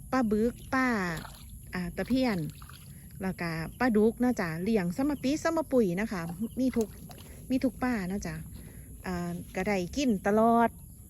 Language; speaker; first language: Thai; native; Thai